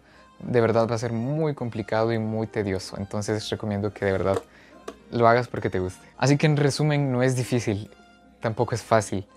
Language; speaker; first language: Spanish; native; Spanish